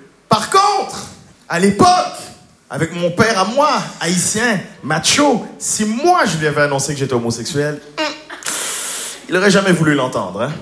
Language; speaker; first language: French; native; French